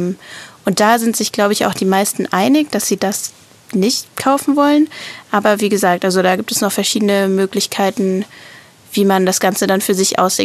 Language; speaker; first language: German; native; German